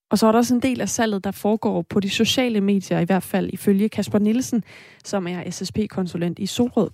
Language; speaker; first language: Danish; native; Danish